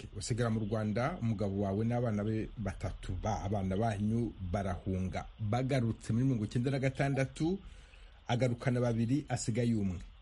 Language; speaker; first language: Kinyarwanda; native; Kinyarwanda